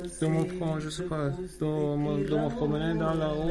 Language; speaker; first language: French; non-native, learner; Persian